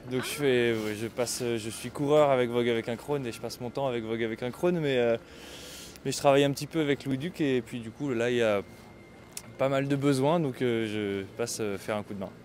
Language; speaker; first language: French; native; French